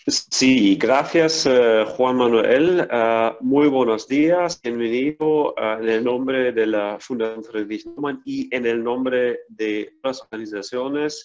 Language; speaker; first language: Spanish; non-native, fluent; German